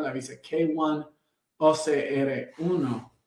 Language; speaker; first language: Spanish; non-native, fluent; English